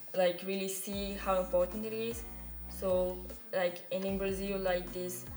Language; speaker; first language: English; non-native, fluent; Portuguese